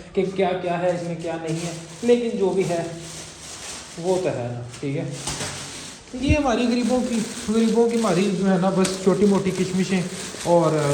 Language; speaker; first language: Urdu; non-native, local second language; Punjabi